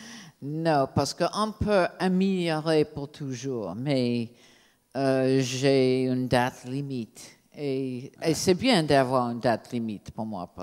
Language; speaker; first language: French; non-native, fluent; English